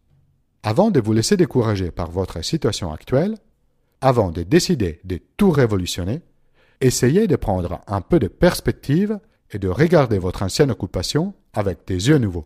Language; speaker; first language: French; non-native, fluent; Italian